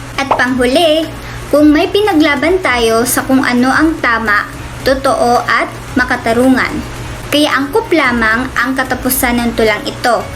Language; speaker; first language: Filipino; non-native, local second language; Cebuano